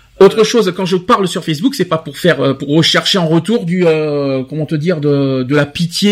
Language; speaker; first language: French; native; French